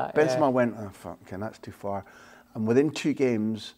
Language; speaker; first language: English; native; English